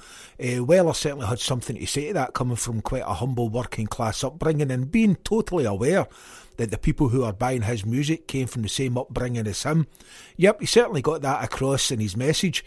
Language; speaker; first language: English; native; English